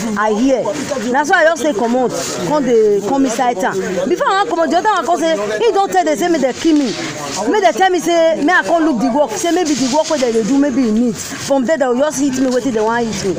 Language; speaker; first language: Nigerian Pidgin; non-native, local second language; Yoruba